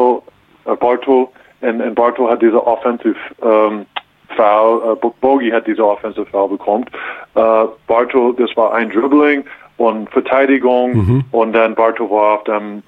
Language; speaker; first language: German; non-native, learner; English